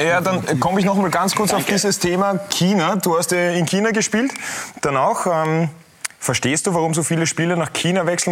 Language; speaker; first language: German; native; German